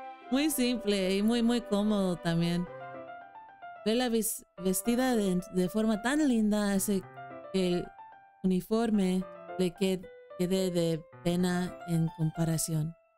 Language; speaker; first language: Spanish; non-native, learner; English